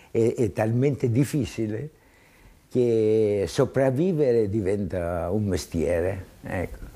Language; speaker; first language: Italian; non-native, fluent; Greek